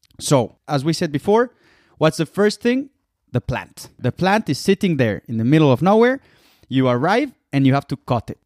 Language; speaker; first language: English; non-native, fluent; Spanish